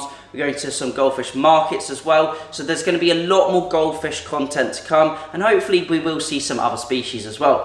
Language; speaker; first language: English; native; English